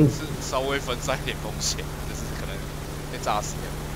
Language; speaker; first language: Chinese; native; Chinese